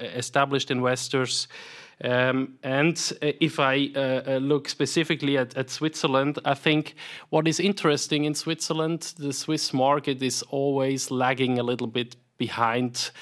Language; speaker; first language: English; non-native, fluent; German